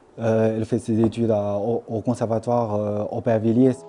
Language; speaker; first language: French; non-native, fluent; Chinese